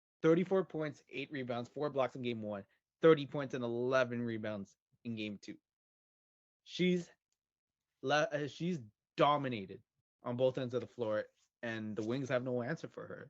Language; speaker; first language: English; native; English